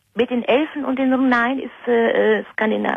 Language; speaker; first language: German; native; German